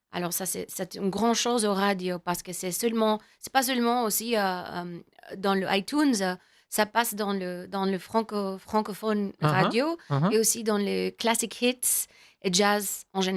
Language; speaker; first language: French; non-native, learner; English